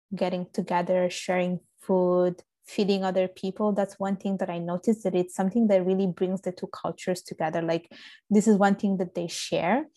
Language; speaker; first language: English; non-native, fluent; Italian